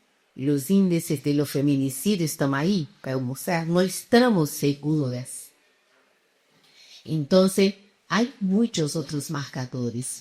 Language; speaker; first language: Spanish; non-native, fluent; Portuguese